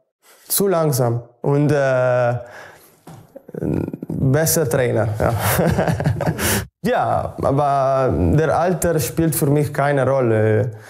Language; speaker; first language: German; non-native, learner; Italian